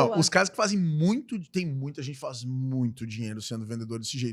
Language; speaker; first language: Portuguese; native; Portuguese